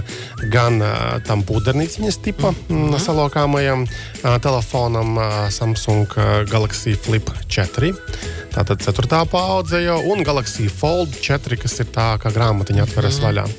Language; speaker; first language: Latvian; native; Latvian